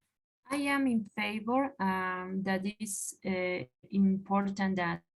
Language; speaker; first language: English; non-native, learner; Spanish